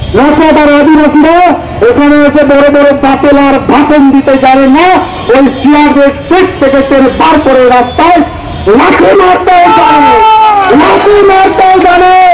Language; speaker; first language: Bangla; non-native, local second language; Santali